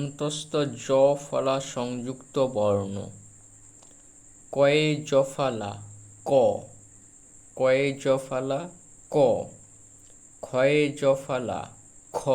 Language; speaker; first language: Bangla; native; Bangla